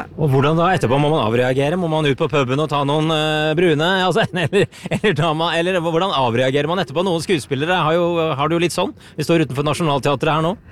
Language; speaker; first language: Norwegian; native; Norwegian